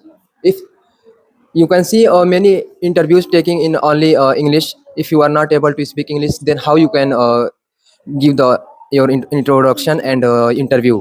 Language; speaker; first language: English; non-native, learner; Hindi